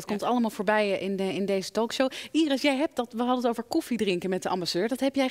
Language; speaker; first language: Dutch; native; Dutch